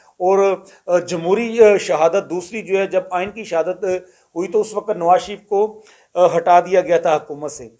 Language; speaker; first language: Urdu; non-native, local second language; Punjabi